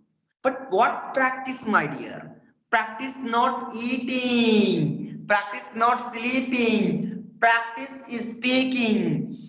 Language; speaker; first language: English; non-native, learner; Bhojpuri